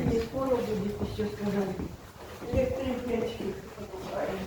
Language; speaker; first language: Russian; native; Russian